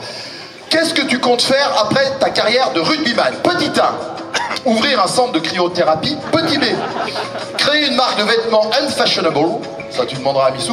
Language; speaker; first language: French; native; French